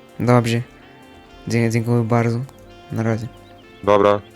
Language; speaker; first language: Polish; non-native, learner; Ukrainian